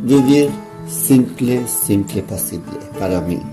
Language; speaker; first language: Spanish; non-native, learner; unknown